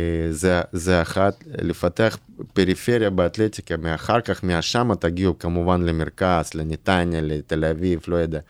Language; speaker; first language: Hebrew; non-native, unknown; Russian